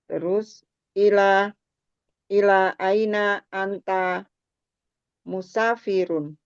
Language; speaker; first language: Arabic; non-native, learner; Indonesian